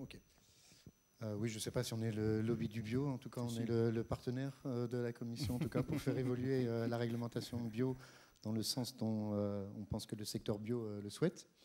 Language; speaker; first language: French; native; French